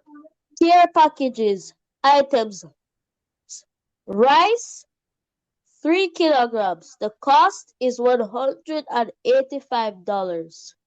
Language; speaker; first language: English; native; English